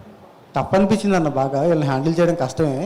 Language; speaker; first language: Telugu; native; Telugu